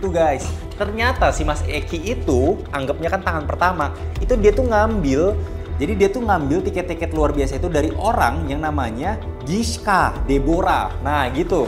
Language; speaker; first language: Indonesian; native; Indonesian